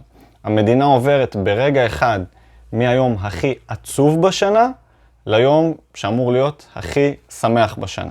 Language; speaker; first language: Hebrew; native; Hebrew